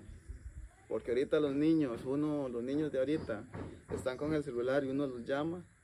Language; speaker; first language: Spanish; native; Spanish